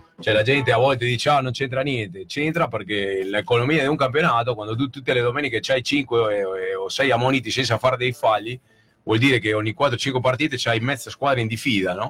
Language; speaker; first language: Italian; non-native, fluent; Spanish